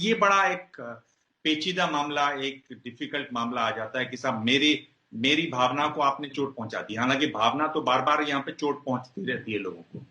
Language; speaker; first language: Hindi; native; Hindi